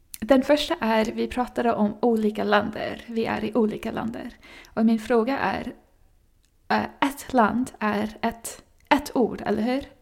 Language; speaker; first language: Swedish; non-native, learner; English